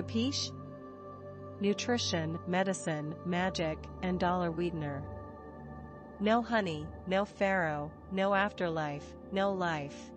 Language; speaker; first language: English; non-native, fluent; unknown